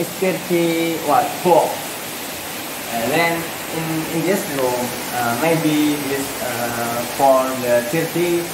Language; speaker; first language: English; non-native, learner; Indonesian